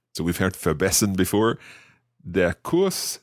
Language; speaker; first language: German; non-native, learner; English